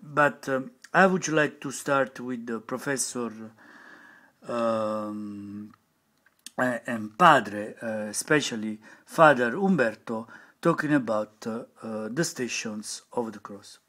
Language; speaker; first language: English; non-native, learner; Italian